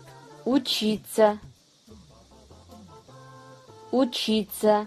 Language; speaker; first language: Russian; non-native, fluent; Kazakh